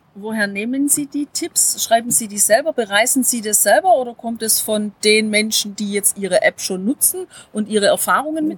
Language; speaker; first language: German; native; German